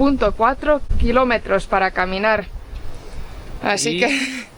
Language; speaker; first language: Spanish; non-native, fluent; Portuguese